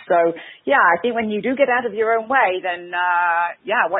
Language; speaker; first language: English; native; English